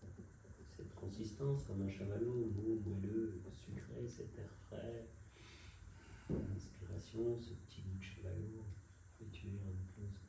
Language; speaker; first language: French; native; French